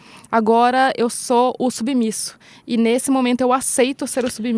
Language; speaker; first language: Portuguese; native; Portuguese